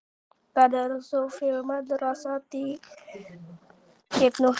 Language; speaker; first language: Arabic; non-native, learner; Indonesian